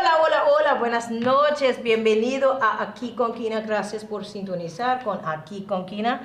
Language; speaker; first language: Spanish; non-native, learner; English